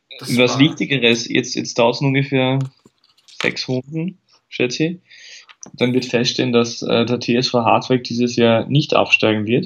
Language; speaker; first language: German; native; German